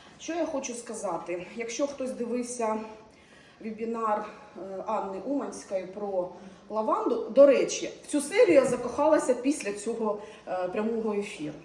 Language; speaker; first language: Ukrainian; non-native, local second language; Russian